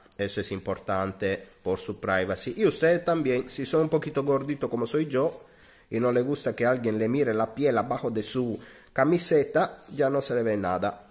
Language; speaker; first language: Spanish; non-native, learner; Italian